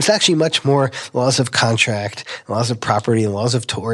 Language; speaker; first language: English; native; English